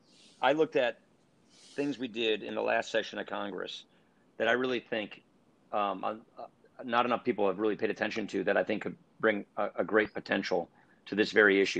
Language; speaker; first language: English; native; English